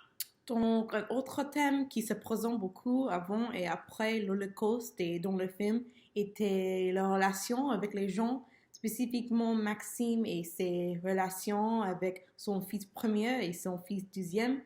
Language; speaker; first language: French; non-native, learner; English